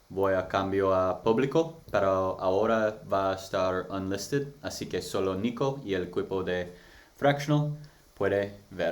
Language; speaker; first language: Spanish; non-native, learner; English